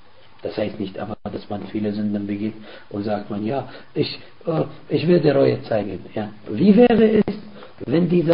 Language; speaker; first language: German; non-native, fluent; Arabic